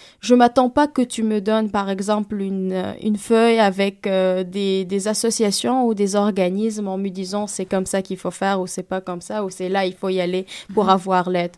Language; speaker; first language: French; non-native, local second language; Arabic